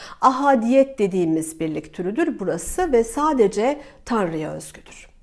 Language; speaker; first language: Turkish; native; Turkish